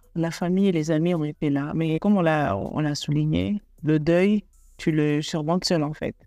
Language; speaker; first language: French; non-native, local second language; Rundi